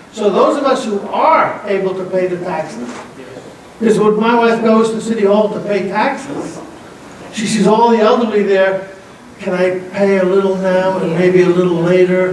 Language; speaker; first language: English; non-native, fluent; Greek